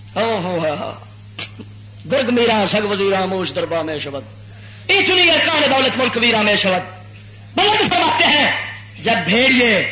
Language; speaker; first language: Urdu; non-native, local second language; Punjabi